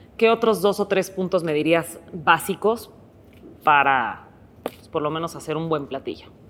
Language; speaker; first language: Spanish; native; Spanish